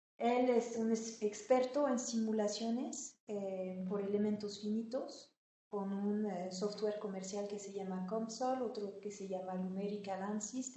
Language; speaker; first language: Spanish; non-native, fluent; French